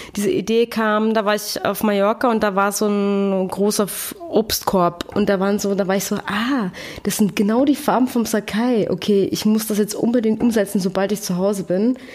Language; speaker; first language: German; native; German